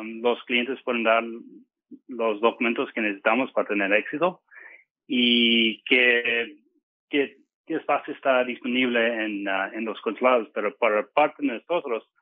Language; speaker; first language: Spanish; non-native, fluent; English